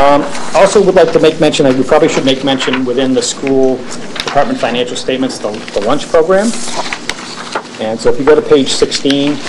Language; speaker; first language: English; native; English